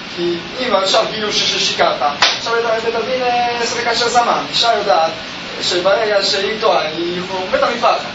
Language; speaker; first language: Hebrew; native; Hebrew